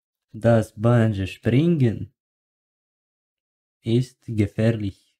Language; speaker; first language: German; non-native, learner; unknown